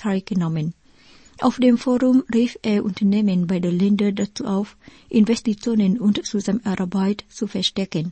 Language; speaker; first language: German; non-native, fluent; Vietnamese